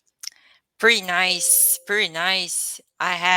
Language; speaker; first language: English; non-native, learner; Portuguese